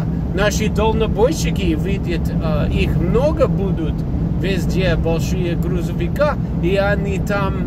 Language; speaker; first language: Russian; non-native, fluent; English